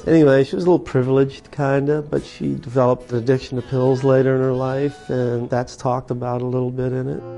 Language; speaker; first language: English; native; English